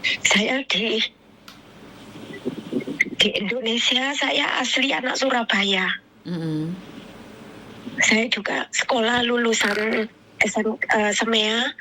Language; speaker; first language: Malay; non-native, local second language; Javanese